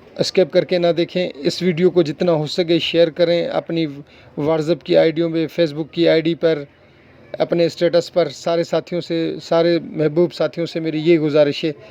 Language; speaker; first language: Urdu; non-native, local second language; Sindhi